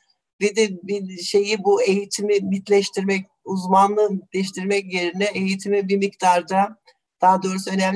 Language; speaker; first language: Turkish; native; Turkish